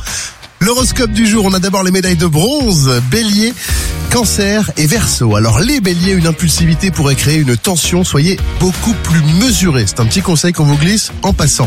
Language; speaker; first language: French; native; French